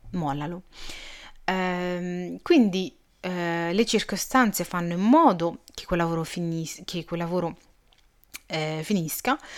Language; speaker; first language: Italian; early bilingual, other home language; Arabic